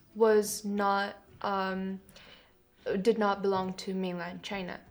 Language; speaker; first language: English; non-native, fluent; Kyrgyz